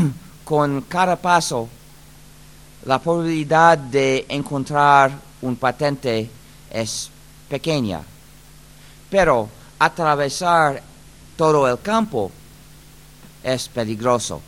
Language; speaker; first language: Spanish; non-native, fluent; English